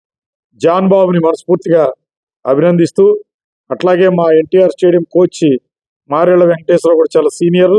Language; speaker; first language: Telugu; native; Telugu